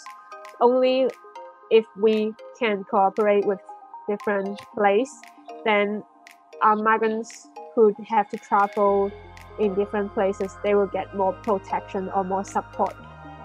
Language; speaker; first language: English; non-native, local second language; Cantonese